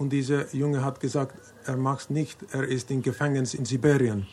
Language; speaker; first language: German; non-native, learner; Finnish